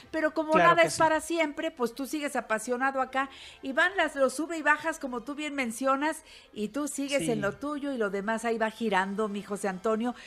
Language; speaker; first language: Spanish; native; Spanish